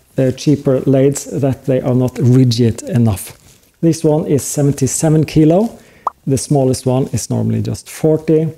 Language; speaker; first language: English; non-native, fluent; Norwegian